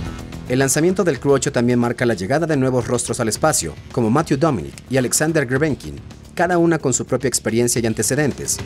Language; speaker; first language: Spanish; native; Spanish